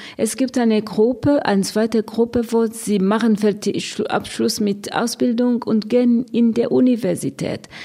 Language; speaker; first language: German; non-native, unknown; Rundi